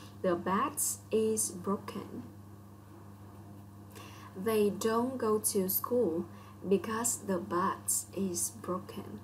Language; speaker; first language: English; non-native, local second language; Vietnamese